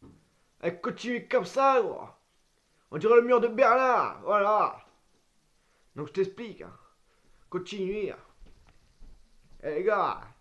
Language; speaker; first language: French; native; French